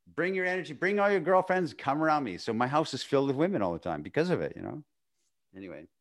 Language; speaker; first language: English; native; English